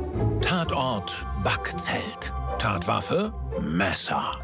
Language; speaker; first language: German; native; German